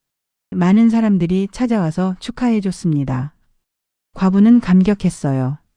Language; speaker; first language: Korean; native; Korean